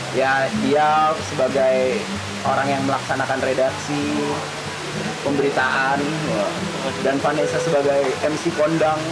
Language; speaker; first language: Indonesian; native; Indonesian